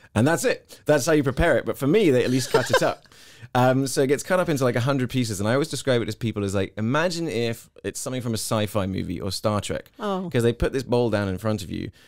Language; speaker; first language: English; native; English